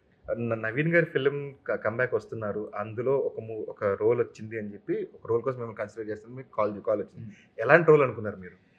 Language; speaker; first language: Telugu; native; Telugu